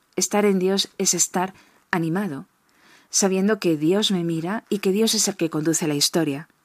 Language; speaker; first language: Spanish; native; Spanish